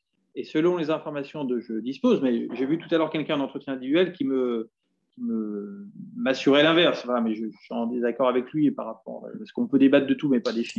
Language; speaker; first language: French; native; French